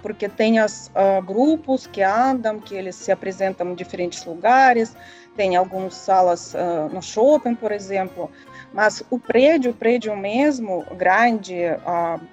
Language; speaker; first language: Portuguese; non-native, learner; Russian